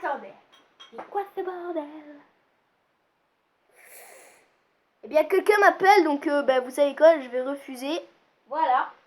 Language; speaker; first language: French; native; French